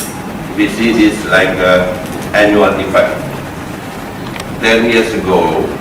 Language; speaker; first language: English; non-native, fluent; Indonesian